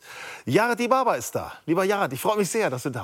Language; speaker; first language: German; native; German